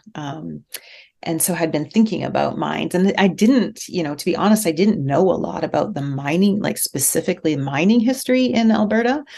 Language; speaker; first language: English; native; English